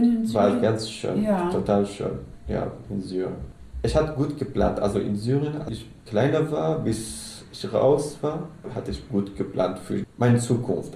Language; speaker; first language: German; non-native, learner; Arabic